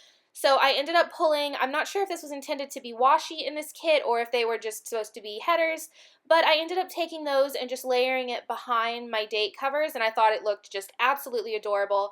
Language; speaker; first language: English; native; English